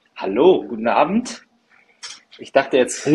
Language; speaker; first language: German; native; German